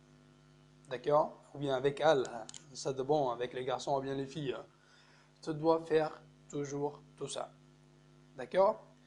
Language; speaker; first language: French; non-native, fluent; Arabic